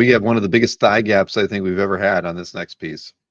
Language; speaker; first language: English; native; English